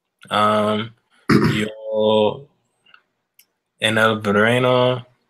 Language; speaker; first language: Spanish; non-native, learner; English